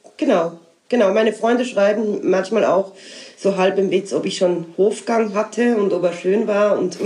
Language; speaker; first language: German; native; German